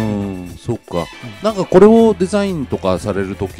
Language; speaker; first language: Japanese; native; Japanese